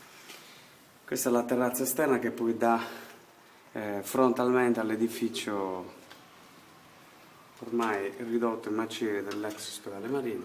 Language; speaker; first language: Italian; native; Italian